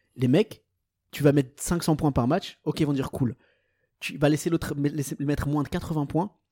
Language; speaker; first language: French; early bilingual, other home language; Portuguese